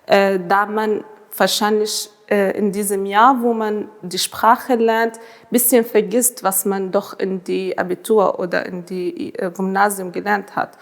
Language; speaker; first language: German; non-native, fluent; Arabic